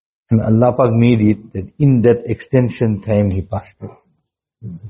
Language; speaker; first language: English; native; English